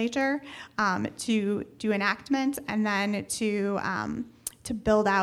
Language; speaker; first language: English; native; English